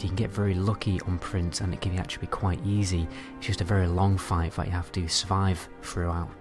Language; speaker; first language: English; native; English